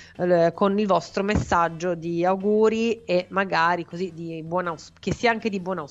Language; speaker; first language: Italian; native; Italian